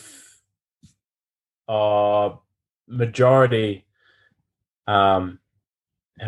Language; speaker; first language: English; native; English